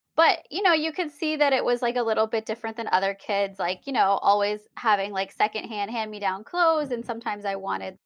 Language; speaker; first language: English; native; English